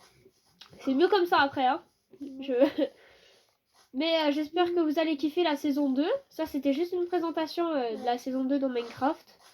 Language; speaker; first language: French; native; French